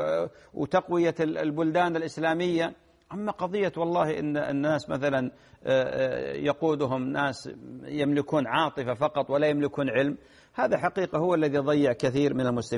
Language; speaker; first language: Arabic; native; Arabic